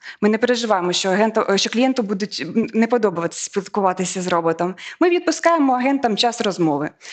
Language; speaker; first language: Ukrainian; native; Ukrainian